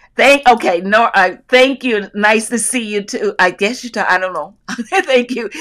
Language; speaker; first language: English; native; English